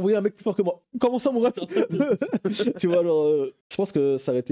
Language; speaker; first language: French; native; French